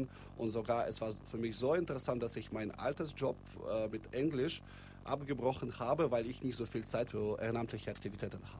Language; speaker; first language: German; non-native, fluent; Russian